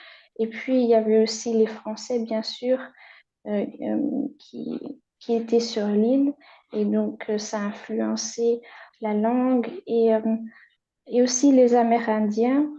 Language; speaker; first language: French; non-native, fluent; German